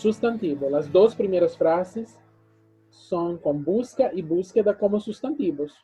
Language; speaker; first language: Spanish; non-native, fluent; Portuguese